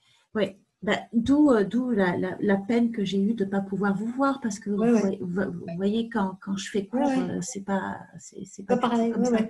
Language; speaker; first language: French; native; French